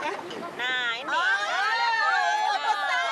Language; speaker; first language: Indonesian; non-native, learner; Korean